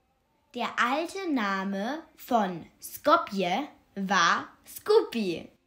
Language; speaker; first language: German; early bilingual, other home language; Macedonian